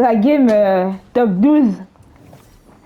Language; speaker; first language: French; native; French